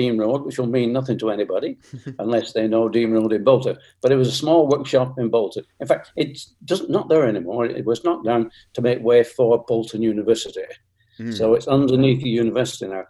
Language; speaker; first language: English; native; English